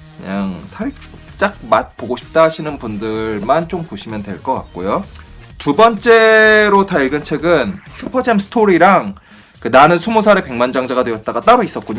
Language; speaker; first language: Korean; native; Korean